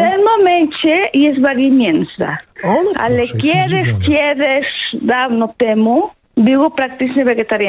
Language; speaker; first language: Polish; non-native, fluent; Spanish